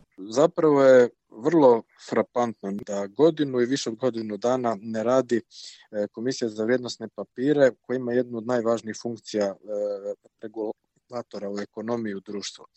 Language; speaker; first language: Croatian; native; Croatian